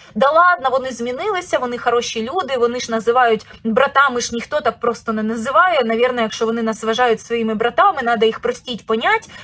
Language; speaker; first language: Ukrainian; native; Ukrainian